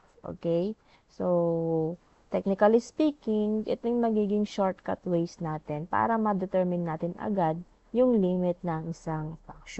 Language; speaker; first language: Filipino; native; Filipino